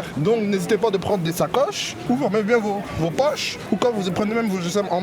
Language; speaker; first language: French; native; French